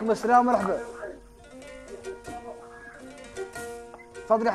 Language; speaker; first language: Arabic; native; Arabic